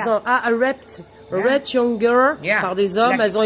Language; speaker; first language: French; native; French